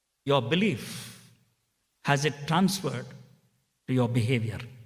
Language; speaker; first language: English; non-native, local second language; Telugu